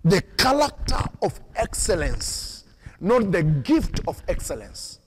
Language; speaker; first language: English; non-native, local second language; Swahili